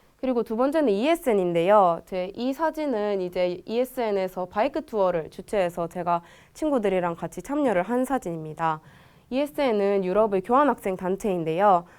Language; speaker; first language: Korean; native; Korean